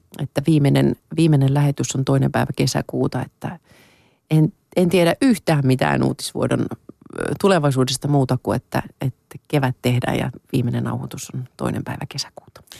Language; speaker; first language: Finnish; non-native, local second language; Swedish